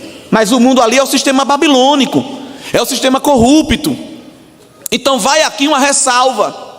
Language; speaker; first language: Portuguese; native; Portuguese